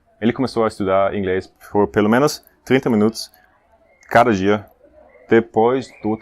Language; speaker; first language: Portuguese; non-native, fluent; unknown